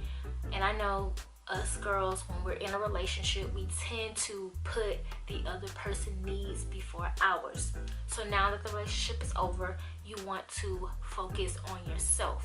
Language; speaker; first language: English; native; English